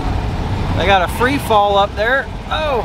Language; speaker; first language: English; native; English